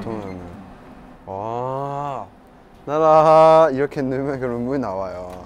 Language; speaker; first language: Korean; non-native, fluent; Cantonese